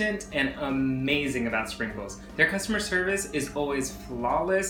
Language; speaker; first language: English; native; English